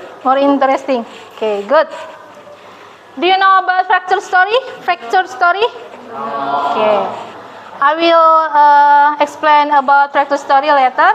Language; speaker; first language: English; non-native, fluent; Indonesian